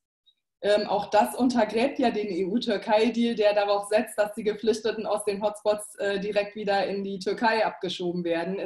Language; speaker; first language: German; native; German